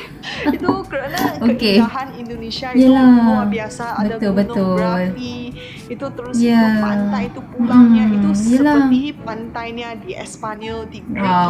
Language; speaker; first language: Indonesian; non-native, fluent; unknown